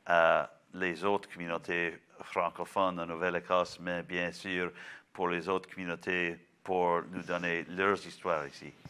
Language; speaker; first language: French; non-native, local second language; English